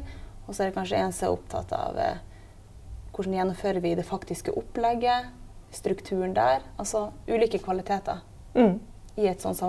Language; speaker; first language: Norwegian; native; Norwegian